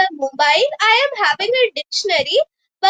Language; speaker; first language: English; non-native, local second language; Hindi